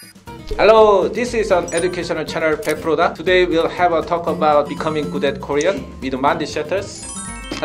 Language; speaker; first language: English; non-native, fluent; Korean